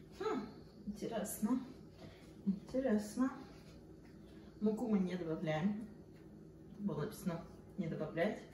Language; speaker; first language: Russian; early bilingual, heritage; Russian